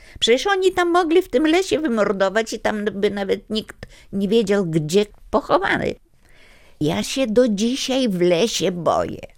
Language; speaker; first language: Polish; native; Polish